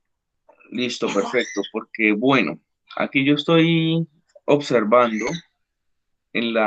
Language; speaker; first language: Spanish; native; Spanish